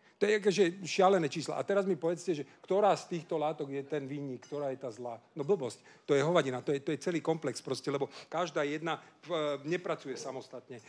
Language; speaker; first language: Slovak; non-native, local second language; Hungarian